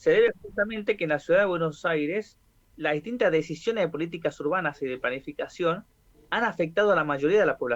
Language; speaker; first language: Spanish; native; Spanish